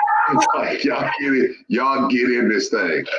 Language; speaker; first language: English; native; English